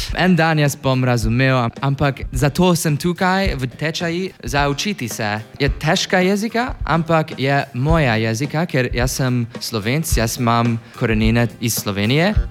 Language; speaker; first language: Slovenian; non-native, learner; English